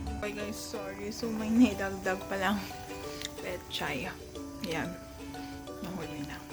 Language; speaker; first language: Filipino; non-native, local second language; Cebuano